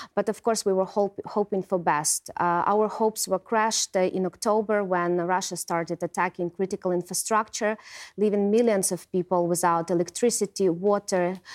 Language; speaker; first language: English; non-native, fluent; Ukrainian